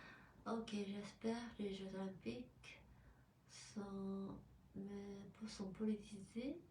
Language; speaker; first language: French; non-native, fluent; Chinese